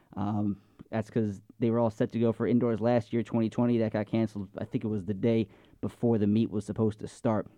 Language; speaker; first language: English; native; English